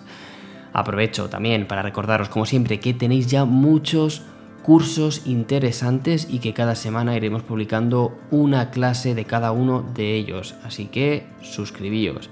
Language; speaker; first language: Spanish; native; Spanish